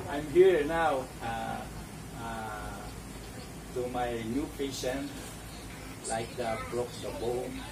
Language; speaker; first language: English; non-native, learner; Filipino